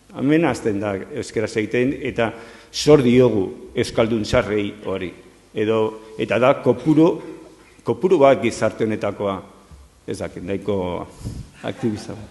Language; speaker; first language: Basque; non-native, local second language; Spanish